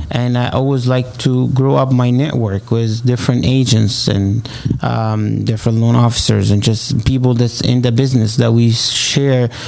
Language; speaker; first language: English; non-native, fluent; Arabic